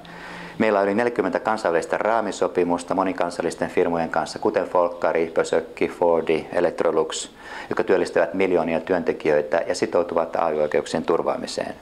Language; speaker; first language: Finnish; native; Finnish